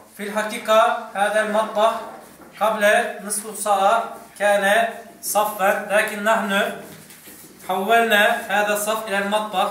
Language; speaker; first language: Arabic; non-native, fluent; Turkish